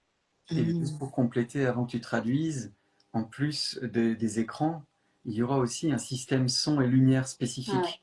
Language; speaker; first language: French; native; French